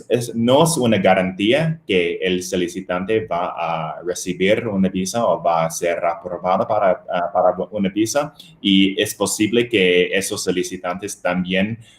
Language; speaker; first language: Spanish; non-native, fluent; English